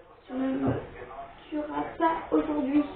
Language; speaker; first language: French; native; French